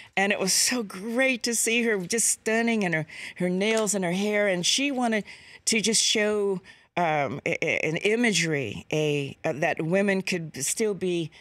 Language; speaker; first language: English; native; English